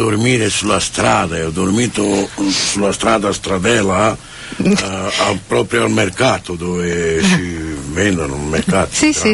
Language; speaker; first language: Italian; non-native, fluent; Romany